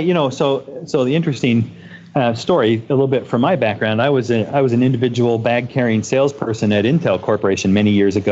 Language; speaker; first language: English; native; English